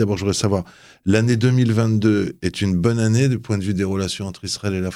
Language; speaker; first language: French; native; French